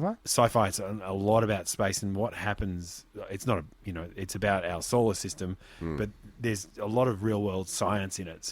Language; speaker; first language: English; native; English